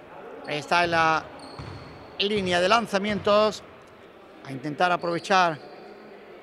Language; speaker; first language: Spanish; native; Spanish